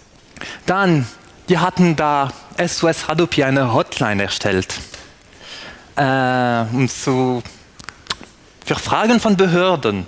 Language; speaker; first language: German; non-native, fluent; French